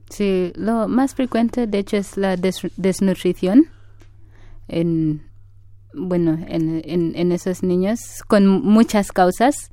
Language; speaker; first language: Spanish; non-native, fluent; Ganda